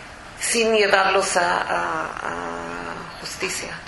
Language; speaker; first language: Spanish; non-native, fluent; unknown